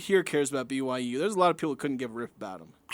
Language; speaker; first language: English; native; English